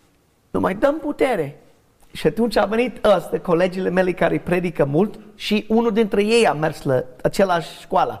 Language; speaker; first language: Romanian; non-native, fluent; English